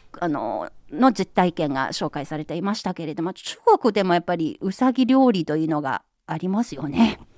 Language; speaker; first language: Japanese; non-native, fluent; Chinese